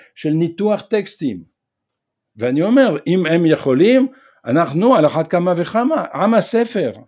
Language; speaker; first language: Hebrew; non-native, fluent; French